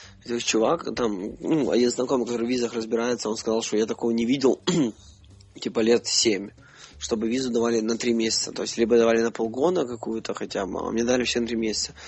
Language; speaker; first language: Russian; native; Russian